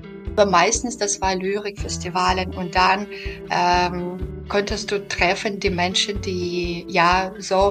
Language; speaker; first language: German; non-native, fluent; Belarusian